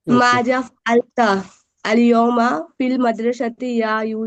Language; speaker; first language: Arabic; non-native, learner; Urdu